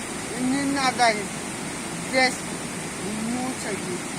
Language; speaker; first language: Russian; non-native, local second language; Kyrgyz